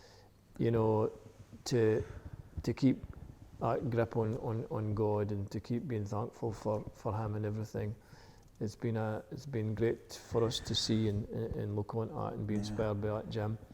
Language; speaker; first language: English; native; English